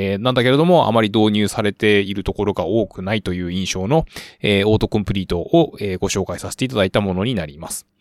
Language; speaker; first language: Japanese; native; Japanese